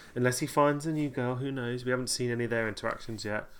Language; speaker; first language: English; native; English